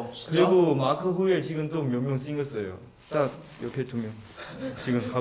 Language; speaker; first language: Korean; non-native, fluent; Chinese